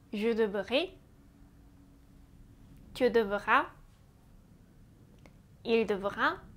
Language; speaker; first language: French; non-native, fluent; Japanese